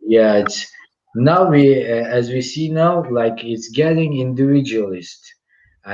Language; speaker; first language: English; non-native, fluent; Turkish